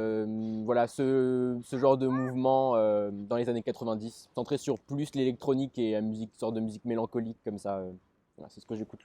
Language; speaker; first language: French; native; French